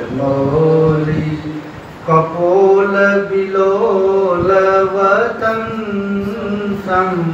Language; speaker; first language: Hindi; non-native, local second language; Bangla